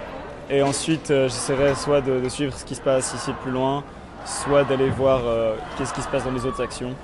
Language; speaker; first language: French; native; French